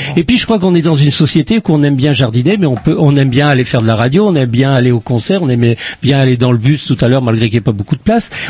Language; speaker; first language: French; native; French